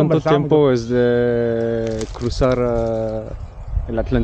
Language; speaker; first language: Spanish; non-native, learner; French